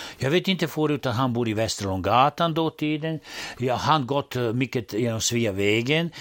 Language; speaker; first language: Swedish; non-native, fluent; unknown